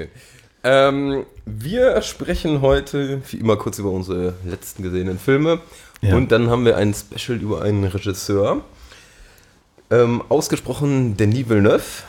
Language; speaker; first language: German; native; German